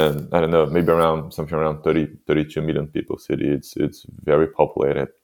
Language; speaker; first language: English; non-native, fluent; Portuguese